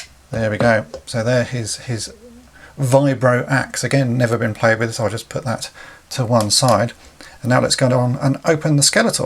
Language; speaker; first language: English; native; English